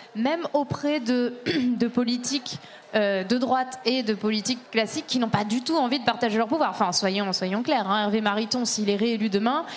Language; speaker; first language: French; native; French